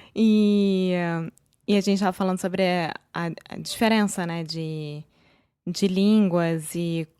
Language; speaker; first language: Portuguese; native; Portuguese